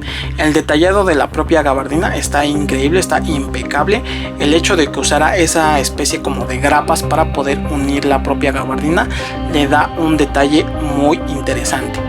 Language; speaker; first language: Spanish; native; Spanish